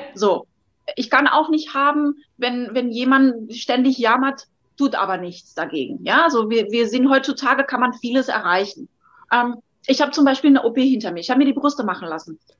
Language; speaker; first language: German; non-native, fluent; Catalan